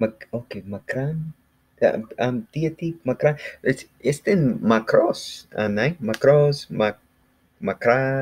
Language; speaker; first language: Greek; non-native, learner; English